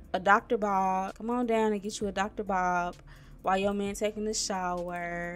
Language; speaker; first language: English; native; English